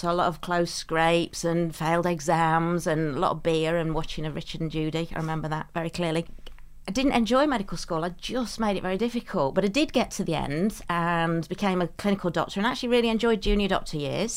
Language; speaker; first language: English; native; English